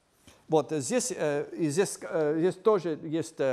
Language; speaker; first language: Russian; non-native, fluent; English